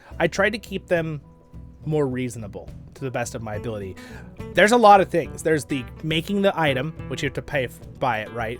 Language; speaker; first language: English; native; English